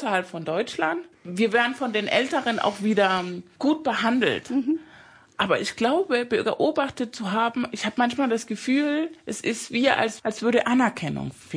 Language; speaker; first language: German; non-native, fluent; Spanish